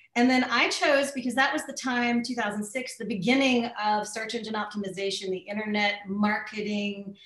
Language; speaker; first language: English; native; English